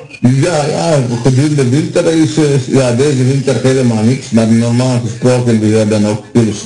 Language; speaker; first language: Dutch; non-native, learner; Croatian